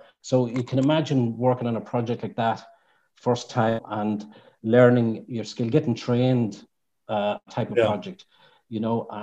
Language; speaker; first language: English; native; English